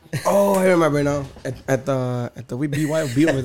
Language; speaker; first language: English; early bilingual, other home language; Spanish